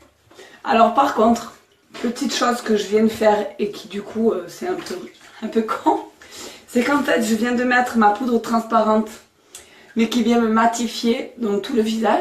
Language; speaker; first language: French; native; French